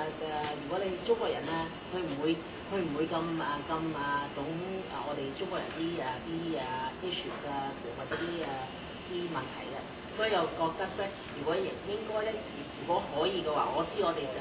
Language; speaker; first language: Cantonese; early bilingual, heritage; Cantonese